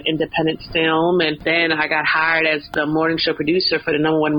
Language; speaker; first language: English; native; English